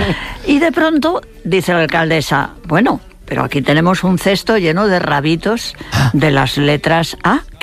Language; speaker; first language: Spanish; native; Spanish